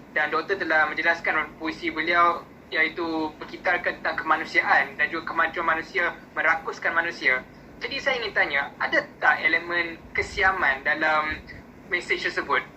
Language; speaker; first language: Malay; native; Malay